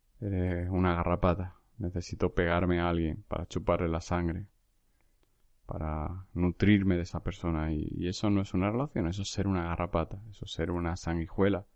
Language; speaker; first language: Spanish; native; Spanish